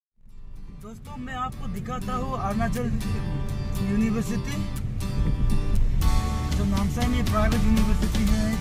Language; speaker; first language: Hindi; non-native, local second language; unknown